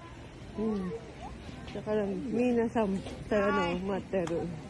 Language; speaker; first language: Japanese; non-native, learner; Filipino